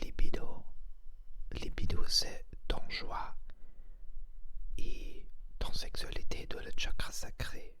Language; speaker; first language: French; non-native, learner; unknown